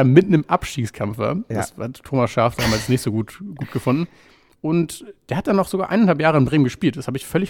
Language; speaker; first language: German; native; German